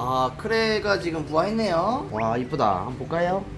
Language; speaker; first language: Korean; native; Korean